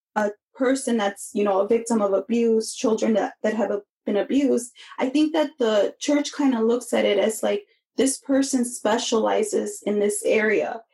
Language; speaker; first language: English; native; English